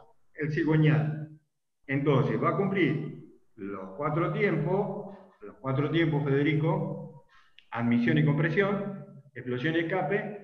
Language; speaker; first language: Spanish; native; Spanish